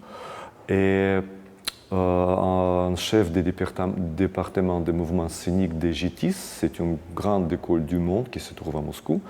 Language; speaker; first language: French; non-native, fluent; Russian